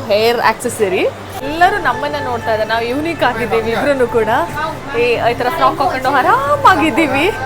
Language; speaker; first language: Kannada; native; Kannada